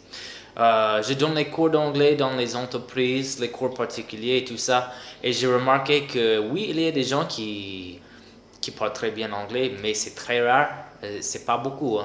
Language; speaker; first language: French; non-native, fluent; English